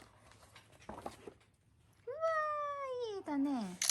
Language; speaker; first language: Japanese; non-native, fluent; Korean